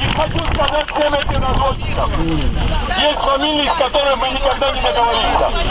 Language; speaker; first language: Russian; non-native, local second language; Georgian